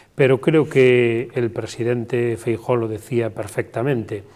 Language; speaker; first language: Spanish; non-native, local second language; Galician